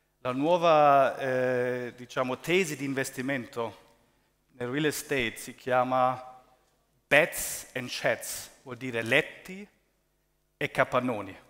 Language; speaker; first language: Italian; early bilingual, heritage; German